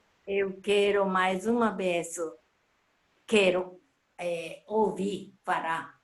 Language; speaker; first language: Portuguese; non-native, learner; Japanese